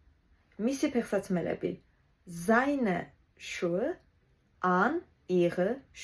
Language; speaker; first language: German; non-native, fluent; Georgian